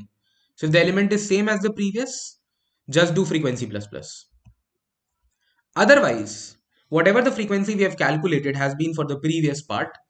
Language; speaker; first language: English; non-native, local second language; Hindi